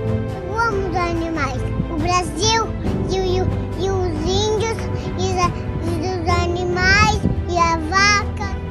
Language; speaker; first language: Portuguese; early bilingual, heritage; Portuguese